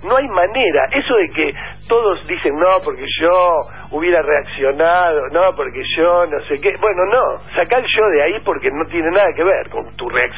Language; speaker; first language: Spanish; native; Spanish